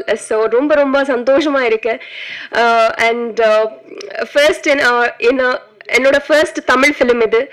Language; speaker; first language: Tamil; non-native, learner; Telugu